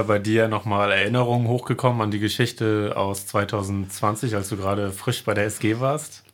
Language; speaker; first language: German; native; German